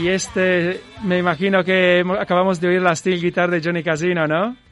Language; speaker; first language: Spanish; non-native, fluent; Italian